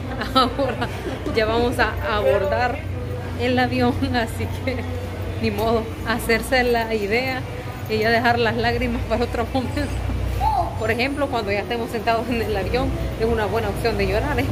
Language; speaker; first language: Spanish; native; Spanish